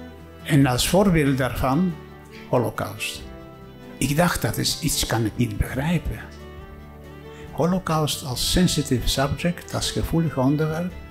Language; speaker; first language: Dutch; non-native, fluent; Polish